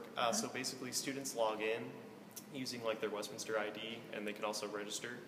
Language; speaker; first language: English; native; English